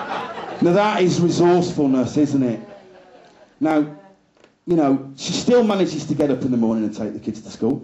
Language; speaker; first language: English; native; English